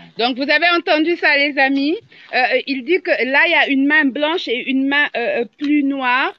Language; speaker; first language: French; native; French